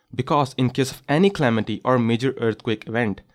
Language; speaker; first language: English; non-native, local second language; Urdu